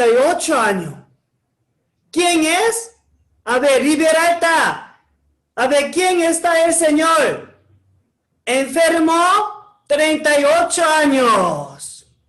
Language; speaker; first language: Spanish; non-native, learner; Korean